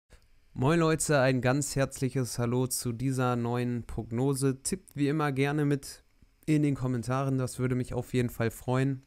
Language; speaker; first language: German; native; German